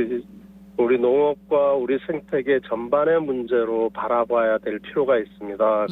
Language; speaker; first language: Korean; native; Korean